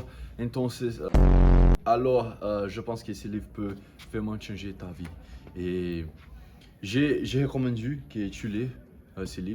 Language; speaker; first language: French; non-native, learner; Portuguese